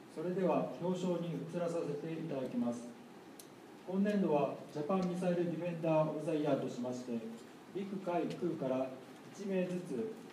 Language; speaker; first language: Japanese; native; Japanese